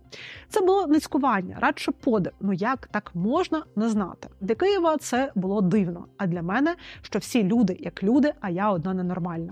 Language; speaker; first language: Ukrainian; non-native, local second language; Russian